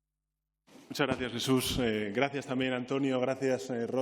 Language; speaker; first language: Spanish; native; Spanish